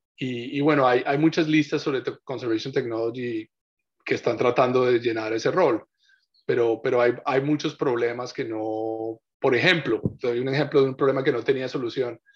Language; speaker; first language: Spanish; native; Spanish